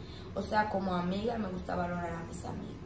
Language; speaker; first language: Spanish; native; Spanish